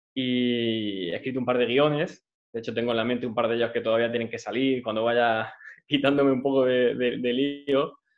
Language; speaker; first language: Spanish; native; Spanish